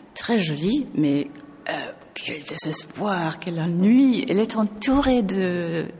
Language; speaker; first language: French; non-native, fluent; English